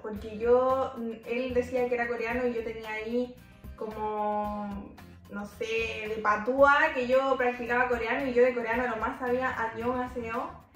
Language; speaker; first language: Spanish; native; Spanish